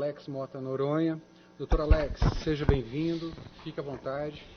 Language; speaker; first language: Portuguese; native; Portuguese